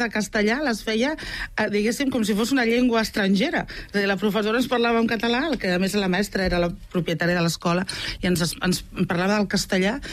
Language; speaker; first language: Catalan; native; Catalan